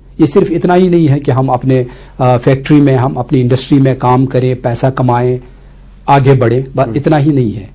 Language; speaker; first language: Urdu; non-native, local second language; Kashmiri